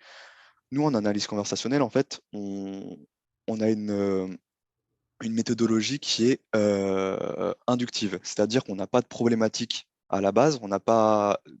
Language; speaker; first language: French; native; French